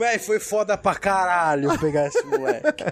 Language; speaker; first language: Portuguese; native; Portuguese